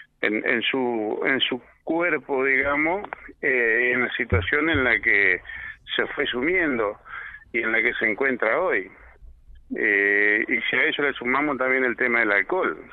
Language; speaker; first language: Spanish; native; Spanish